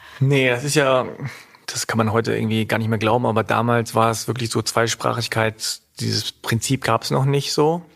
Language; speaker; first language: German; native; German